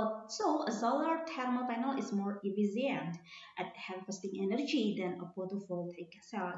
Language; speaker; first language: English; non-native, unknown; Indonesian